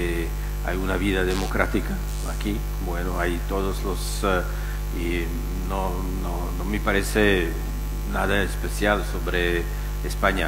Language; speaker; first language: Spanish; non-native, fluent; Czech